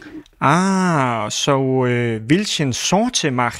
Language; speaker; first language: German; non-native, learner; Danish